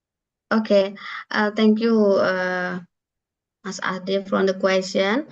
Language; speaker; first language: English; non-native, learner; Indonesian